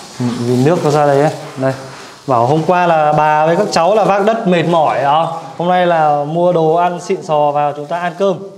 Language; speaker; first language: Vietnamese; native; Vietnamese